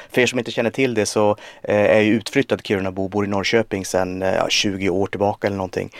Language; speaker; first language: Swedish; native; Swedish